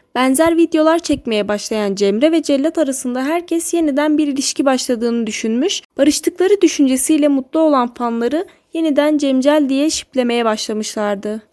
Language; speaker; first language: Turkish; native; Turkish